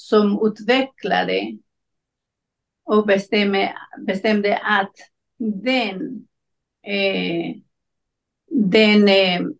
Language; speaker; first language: Swedish; non-native, learner; Spanish